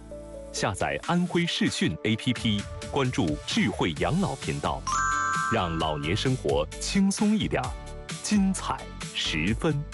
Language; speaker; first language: Chinese; native; Chinese